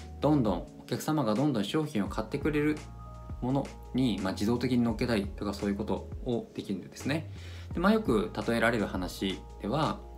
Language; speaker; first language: Japanese; native; Japanese